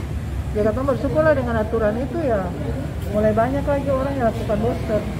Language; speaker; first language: Indonesian; non-native, local second language; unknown